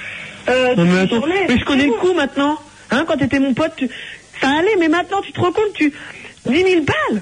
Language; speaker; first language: French; native; French